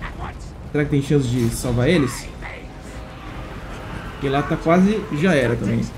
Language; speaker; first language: Portuguese; native; Portuguese